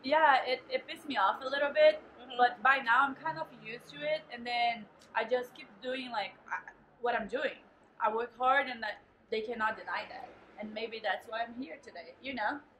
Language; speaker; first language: English; non-native, fluent; Portuguese